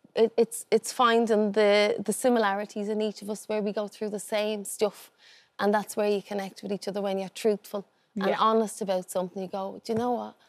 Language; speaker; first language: English; native; English